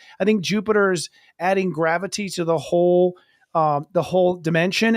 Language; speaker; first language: English; native; English